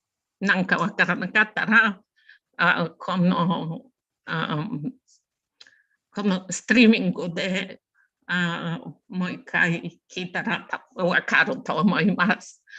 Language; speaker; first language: Japanese; non-native, learner; Bulgarian